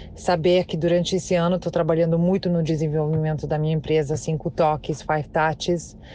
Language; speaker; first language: Portuguese; non-native, fluent; Italian